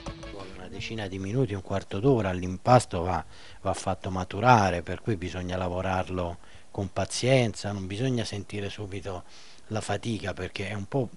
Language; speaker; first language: Italian; native; Italian